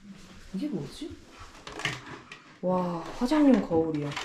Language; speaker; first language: Korean; native; Korean